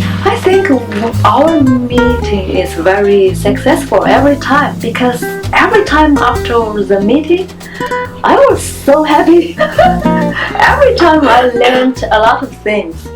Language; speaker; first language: English; non-native, learner; Chinese